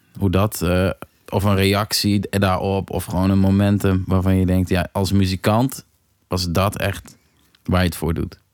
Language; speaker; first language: Dutch; native; Dutch